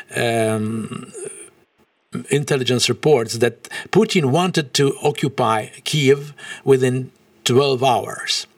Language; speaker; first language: English; non-native, learner; Hungarian